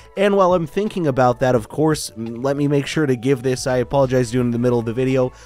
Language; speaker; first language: English; native; English